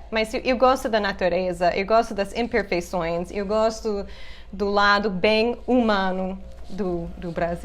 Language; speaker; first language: Portuguese; non-native, fluent; English